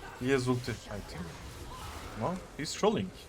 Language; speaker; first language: English; non-native, learner; Turkish